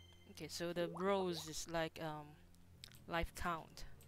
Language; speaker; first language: English; non-native, local second language; Cantonese